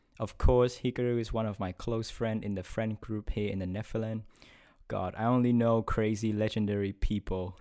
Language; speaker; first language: English; non-native, fluent; Vietnamese